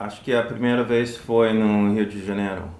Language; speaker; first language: Portuguese; non-native, fluent; English